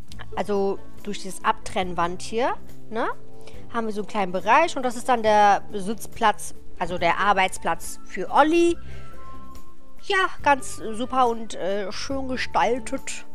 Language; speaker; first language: German; native; German